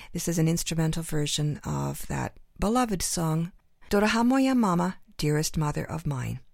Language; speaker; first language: English; native; English